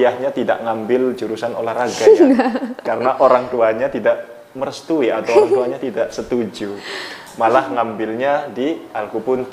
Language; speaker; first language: Indonesian; native; Indonesian